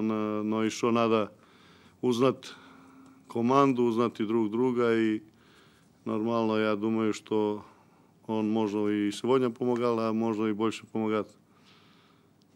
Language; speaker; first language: Russian; non-native, local second language; Ukrainian